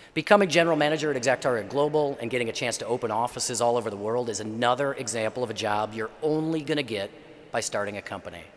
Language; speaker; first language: English; native; English